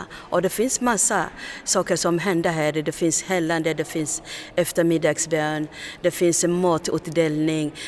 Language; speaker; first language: Swedish; non-native, fluent; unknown